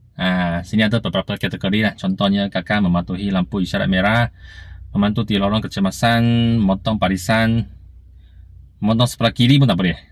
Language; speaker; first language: Malay; non-native, local second language; Chinese